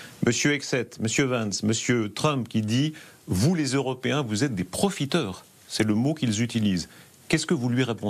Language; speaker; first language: French; native; French